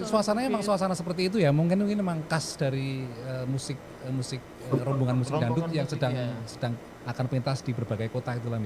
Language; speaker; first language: Indonesian; native; Indonesian